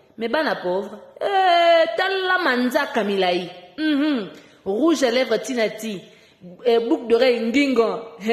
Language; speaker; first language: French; non-native, local second language; Lingala